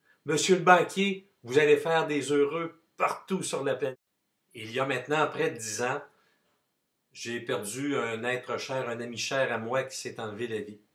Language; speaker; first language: French; native; French